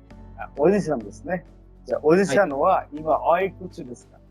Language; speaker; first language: Japanese; non-native, fluent; Bangla